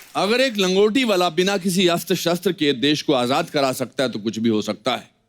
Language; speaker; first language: Hindi; native; Hindi